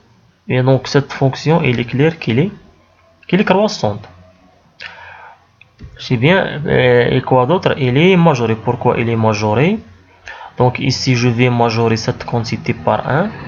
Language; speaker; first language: French; non-native, local second language; Arabic